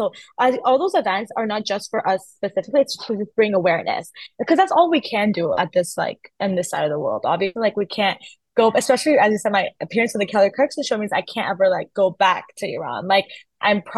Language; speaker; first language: English; early bilingual, other home language; Persian